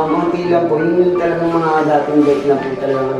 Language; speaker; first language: Filipino; native; Filipino